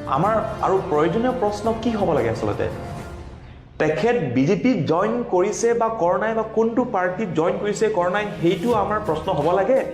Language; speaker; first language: Assamese; non-native, local second language; Karbi